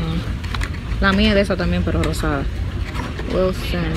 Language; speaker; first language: Spanish; native; Spanish